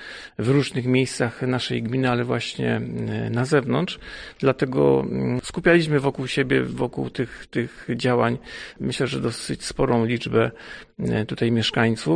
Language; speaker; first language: Polish; native; Polish